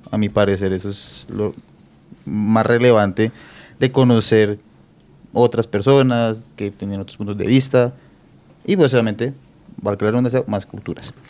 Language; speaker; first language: Spanish; native; Spanish